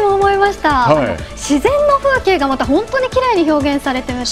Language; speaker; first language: Japanese; native; Japanese